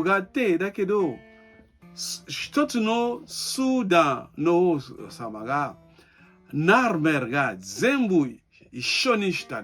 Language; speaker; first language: Japanese; non-native, fluent; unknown